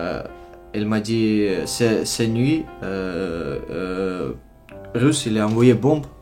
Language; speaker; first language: French; non-native, learner; Ukrainian